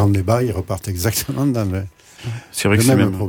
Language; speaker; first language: French; native; French